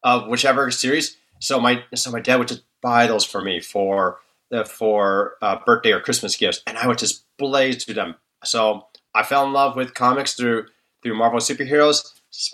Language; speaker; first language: English; native; English